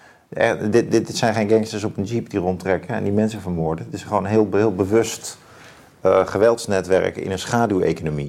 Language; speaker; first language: Dutch; native; Dutch